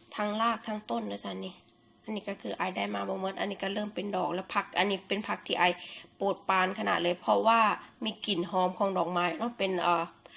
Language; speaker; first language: Thai; native; Thai